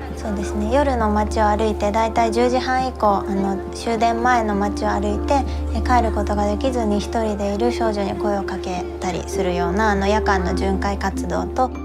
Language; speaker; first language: Japanese; native; Japanese